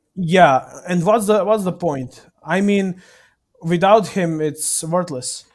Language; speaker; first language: English; non-native, fluent; Serbian